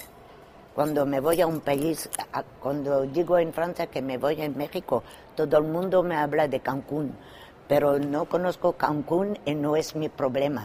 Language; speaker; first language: Spanish; non-native, fluent; French